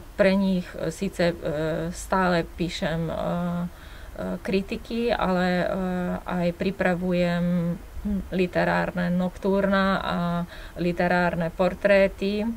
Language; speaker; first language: Slovak; non-native, fluent; Slovenian